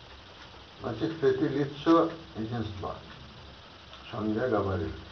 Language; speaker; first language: Russian; non-native, learner; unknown